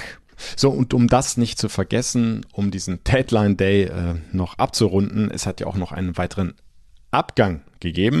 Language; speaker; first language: German; native; German